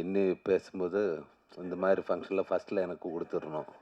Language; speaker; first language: Tamil; non-native, learner; Malayalam